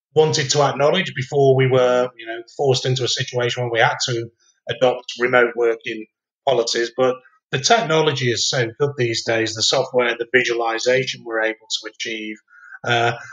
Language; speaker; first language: English; native; English